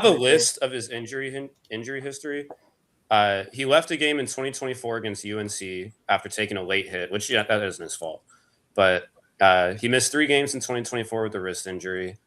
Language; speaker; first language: English; native; English